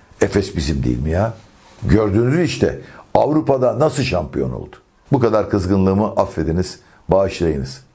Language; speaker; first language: Turkish; native; Turkish